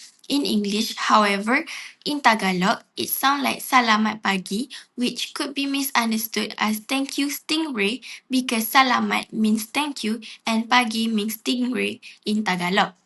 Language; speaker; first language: English; non-native, local second language; Malay